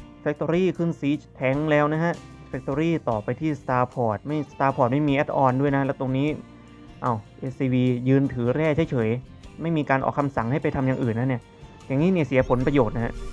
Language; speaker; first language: Thai; native; Thai